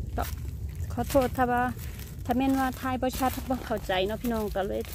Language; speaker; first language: Thai; non-native, local second language; Northeastern Thai